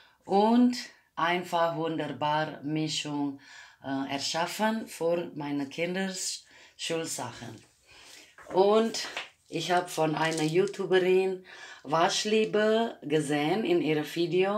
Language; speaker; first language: German; non-native, learner; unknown